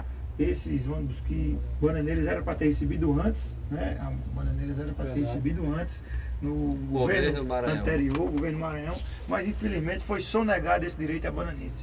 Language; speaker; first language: Portuguese; native; Portuguese